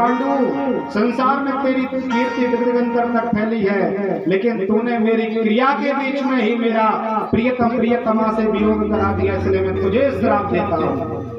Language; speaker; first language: Hindi; native; Hindi